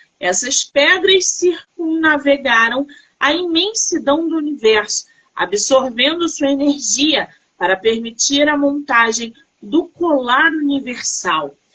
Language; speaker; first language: Portuguese; native; Portuguese